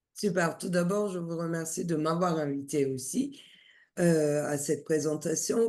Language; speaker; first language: French; non-native, fluent; Turkish